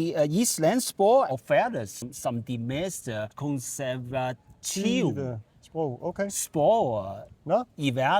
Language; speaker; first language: Danish; non-native, learner; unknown